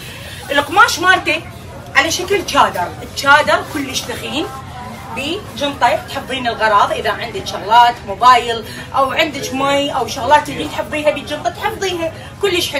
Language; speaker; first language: Arabic; native; Arabic